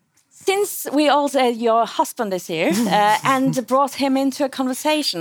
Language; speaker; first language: English; non-native, fluent; Norwegian